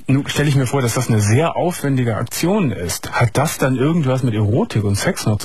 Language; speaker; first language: German; native; German